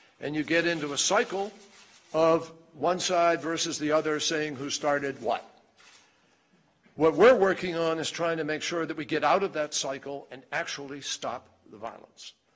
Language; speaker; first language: English; native; English